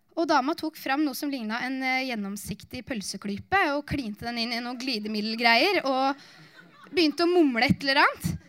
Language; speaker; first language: Norwegian; native; Norwegian